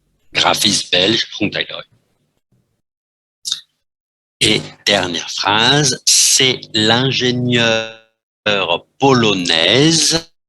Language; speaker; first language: French; non-native, fluent; Vietnamese